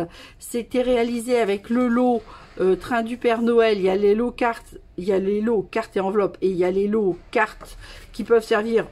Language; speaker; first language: French; native; French